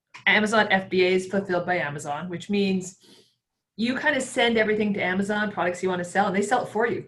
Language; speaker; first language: English; native; English